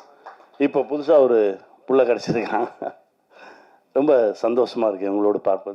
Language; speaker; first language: Tamil; native; Tamil